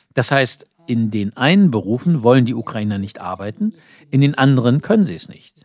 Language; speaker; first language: German; non-native, fluent; Ukrainian